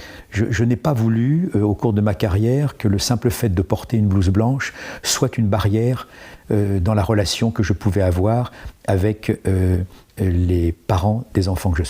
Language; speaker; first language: French; native; French